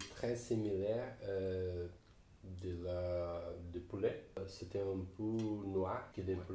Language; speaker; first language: French; non-native, learner; Portuguese